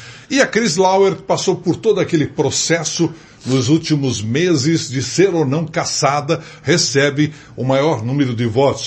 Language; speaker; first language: Portuguese; native; Portuguese